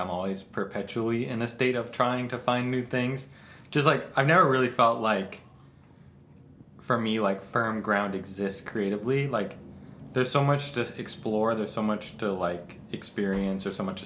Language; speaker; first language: English; native; English